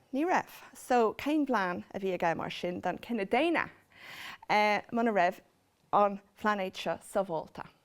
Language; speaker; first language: Irish; non-native, local second language; English